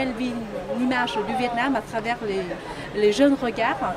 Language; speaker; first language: French; non-native, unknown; Vietnamese